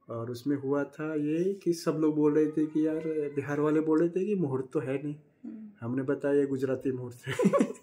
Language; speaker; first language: Hindi; native; Hindi